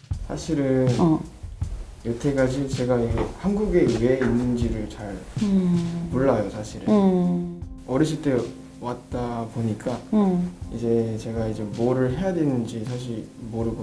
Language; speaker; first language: Korean; early bilingual, other home language; Nepali